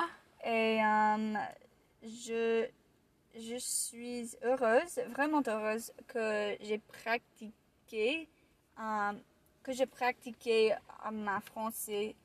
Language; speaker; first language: French; non-native, learner; English